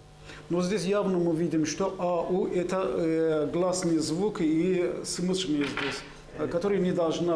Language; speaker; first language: Russian; non-native, fluent; Azerbaijani